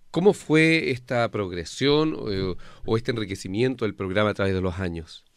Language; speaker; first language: Spanish; native; Spanish